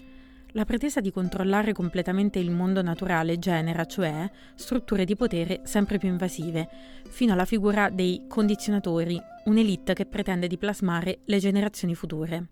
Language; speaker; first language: Italian; native; Italian